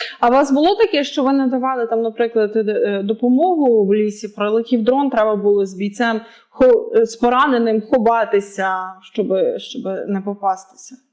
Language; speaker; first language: Ukrainian; native; Ukrainian